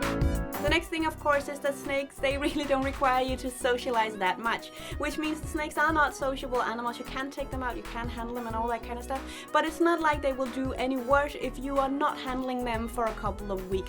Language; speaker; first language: English; non-native, fluent; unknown